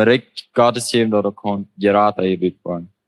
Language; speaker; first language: German; non-native, local second language; Plautdietsch